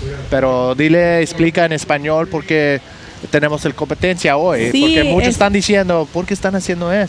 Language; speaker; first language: Spanish; non-native, learner; English